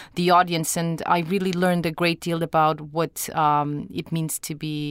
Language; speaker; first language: English; non-native, fluent; Portuguese